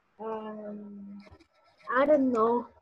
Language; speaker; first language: English; non-native, learner; Spanish